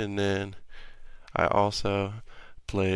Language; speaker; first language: English; native; English